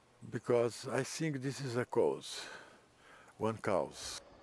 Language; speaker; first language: English; non-native, learner; Portuguese